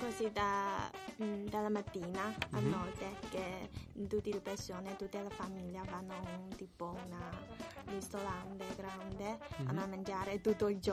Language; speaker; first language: Italian; non-native, learner; Chinese